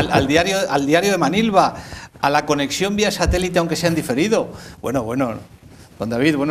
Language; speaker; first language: Spanish; native; Spanish